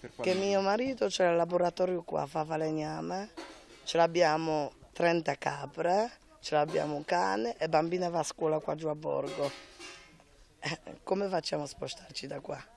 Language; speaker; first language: Italian; non-native, learner; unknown